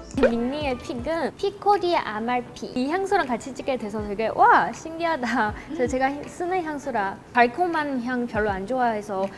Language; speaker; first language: Korean; non-native, fluent; Chinese